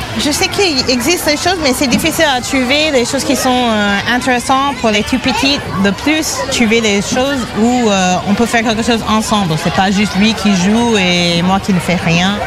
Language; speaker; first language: French; non-native, fluent; English